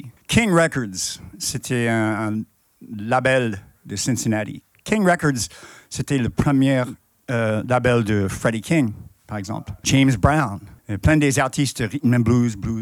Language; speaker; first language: French; non-native, fluent; English